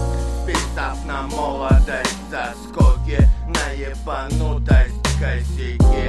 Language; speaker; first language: Russian; native; Russian